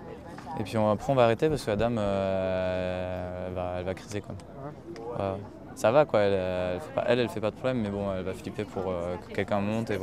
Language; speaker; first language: French; native; French